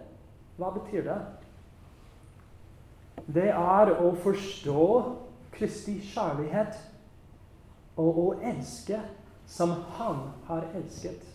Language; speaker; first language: Norwegian; non-native, fluent; English